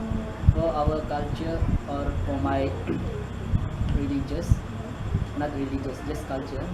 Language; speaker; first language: English; non-native, learner; Malay